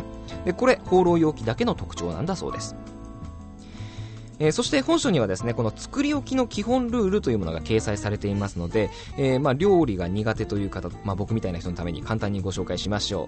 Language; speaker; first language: Japanese; native; Japanese